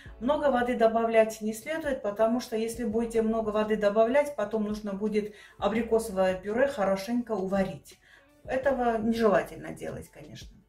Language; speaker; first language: Russian; non-native, local second language; Armenian